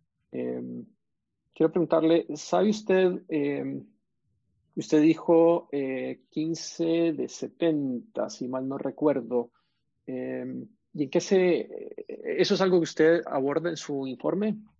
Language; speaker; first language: Spanish; native; Spanish